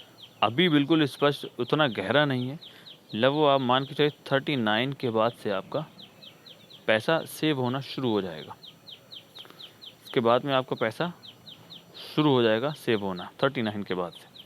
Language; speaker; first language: Hindi; native; Hindi